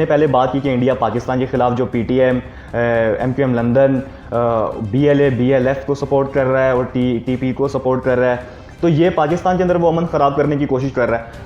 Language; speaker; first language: Urdu; non-native, local second language; Punjabi